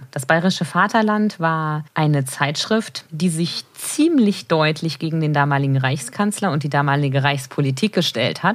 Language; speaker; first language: German; native; German